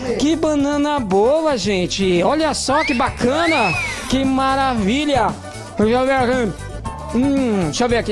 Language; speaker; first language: Portuguese; native; Portuguese